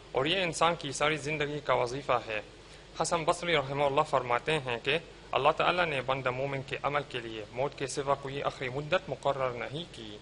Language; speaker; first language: Urdu; non-native, fluent; Arabic